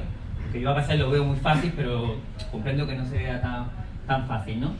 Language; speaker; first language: Spanish; native; Spanish